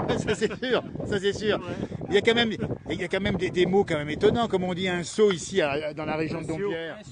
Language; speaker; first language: French; native; French